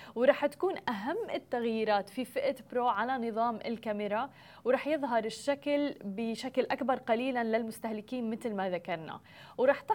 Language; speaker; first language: Arabic; native; Arabic